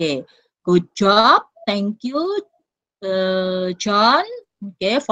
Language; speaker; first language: English; non-native, fluent; Indonesian